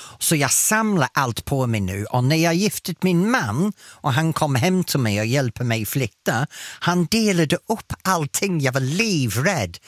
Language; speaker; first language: Swedish; non-native, fluent; English